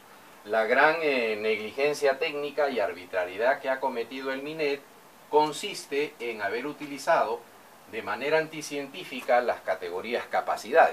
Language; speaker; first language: Spanish; native; Spanish